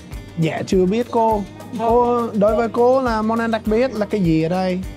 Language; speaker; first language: Vietnamese; non-native, learner; English